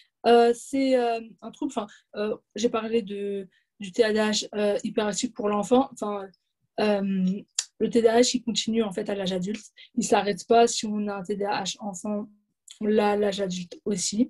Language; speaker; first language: French; native; French